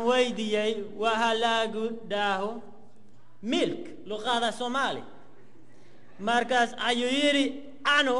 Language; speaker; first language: Somali; non-native, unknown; Spanish